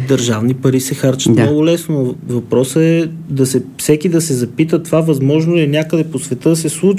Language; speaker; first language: Bulgarian; native; Bulgarian